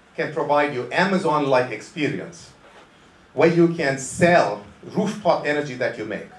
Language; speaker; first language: English; non-native, local second language; Konkani